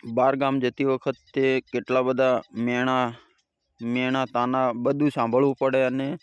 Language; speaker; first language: Gujarati; non-native, local second language; Bhili